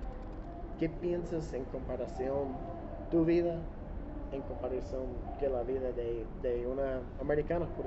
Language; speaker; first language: Spanish; non-native, learner; English